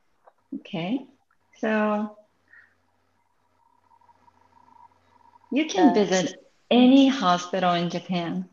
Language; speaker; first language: English; non-native, fluent; Japanese